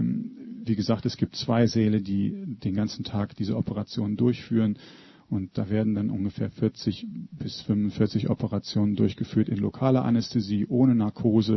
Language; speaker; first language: German; native; German